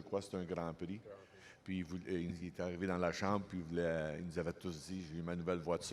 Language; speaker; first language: French; native; French